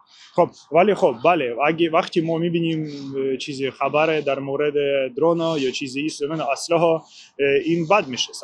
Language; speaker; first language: Persian; non-native, learner; Ukrainian